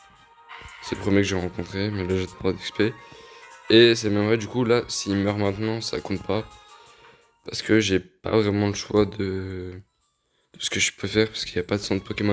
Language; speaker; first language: French; native; French